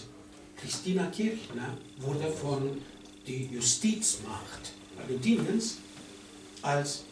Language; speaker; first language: German; non-native, fluent; Spanish